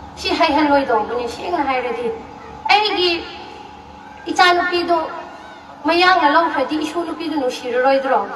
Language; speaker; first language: Manipuri; non-native, local second language; Tangkhul Naga (India)